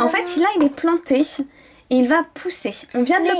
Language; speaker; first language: French; native; French